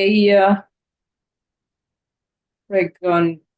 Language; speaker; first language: Spanish; non-native, learner; English